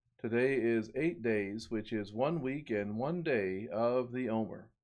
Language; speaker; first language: English; native; English